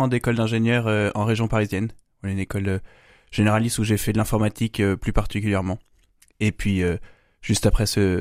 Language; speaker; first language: French; native; French